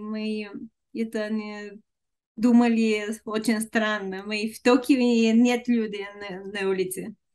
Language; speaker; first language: Russian; non-native, learner; Bulgarian